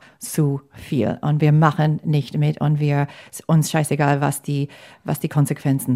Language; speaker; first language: German; non-native, fluent; English